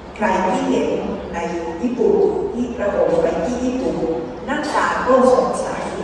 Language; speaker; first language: Thai; non-native, fluent; Spanish